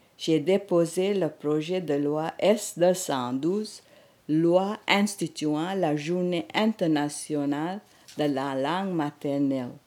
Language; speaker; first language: French; non-native, fluent; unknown